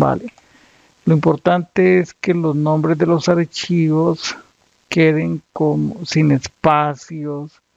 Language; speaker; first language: Spanish; native; Spanish